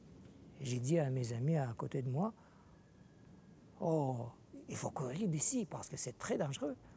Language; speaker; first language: French; non-native, fluent; Russian